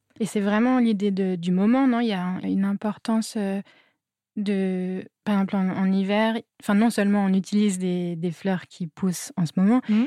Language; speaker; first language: French; native; French